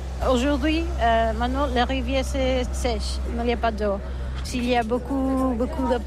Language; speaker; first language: French; non-native, learner; Catalan